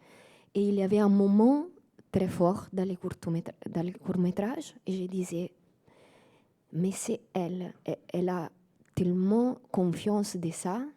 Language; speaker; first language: French; non-native, fluent; Italian